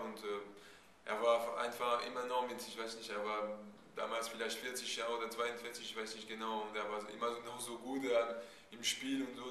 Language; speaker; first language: German; non-native, fluent; French